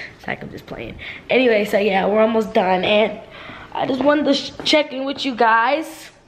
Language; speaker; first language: English; native; English